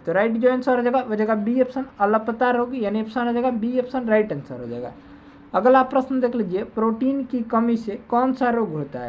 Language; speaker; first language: Hindi; native; Hindi